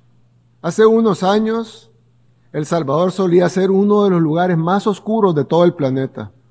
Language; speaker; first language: Spanish; native; Spanish